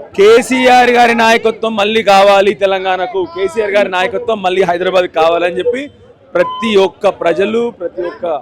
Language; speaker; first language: Telugu; native; Telugu